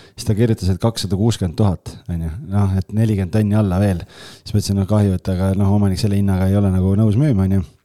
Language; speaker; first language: Estonian; native; Estonian